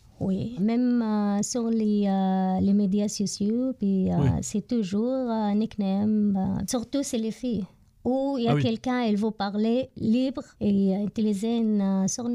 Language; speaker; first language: French; non-native, learner; Arabic